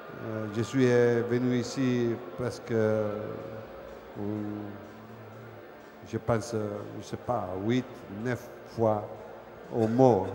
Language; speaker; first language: French; non-native, fluent; Italian